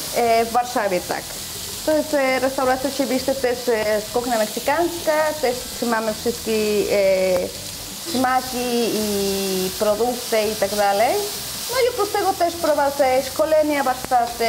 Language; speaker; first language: Polish; non-native, learner; Spanish